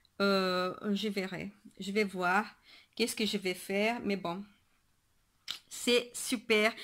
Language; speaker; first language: French; non-native, fluent; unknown